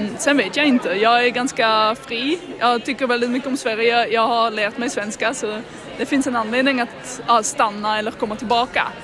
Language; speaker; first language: Swedish; non-native, fluent; Dutch